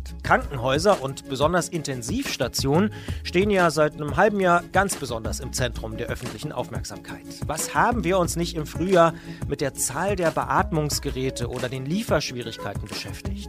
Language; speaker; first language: German; native; German